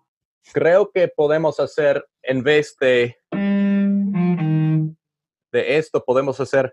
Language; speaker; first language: Spanish; non-native, learner; English